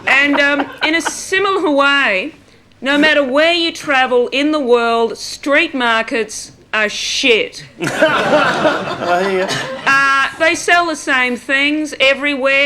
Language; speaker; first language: English; native; English